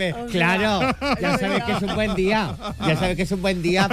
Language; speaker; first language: Spanish; native; Spanish